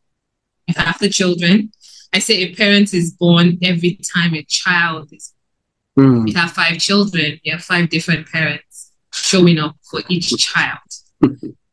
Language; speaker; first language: English; non-native, local second language; Yoruba